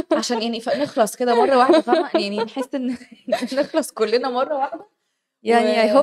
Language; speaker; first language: Arabic; native; Arabic